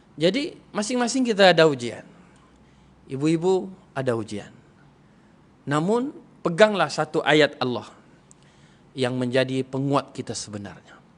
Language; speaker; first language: Malay; non-native, local second language; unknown